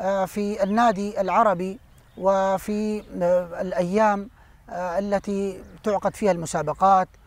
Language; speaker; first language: Arabic; non-native, fluent; Urdu